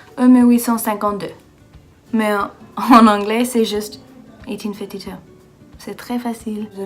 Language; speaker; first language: French; non-native, learner; English